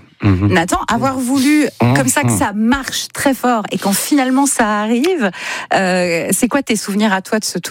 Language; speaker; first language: French; native; French